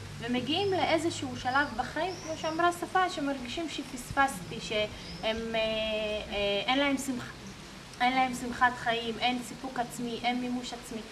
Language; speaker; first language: Hebrew; non-native, local second language; Arabic